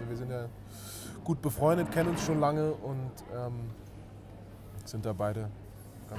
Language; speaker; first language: German; native; German